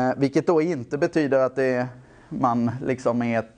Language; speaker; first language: Swedish; native; Swedish